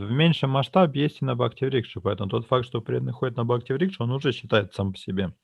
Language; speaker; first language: Russian; native; Russian